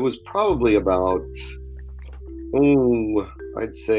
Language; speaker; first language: English; native; English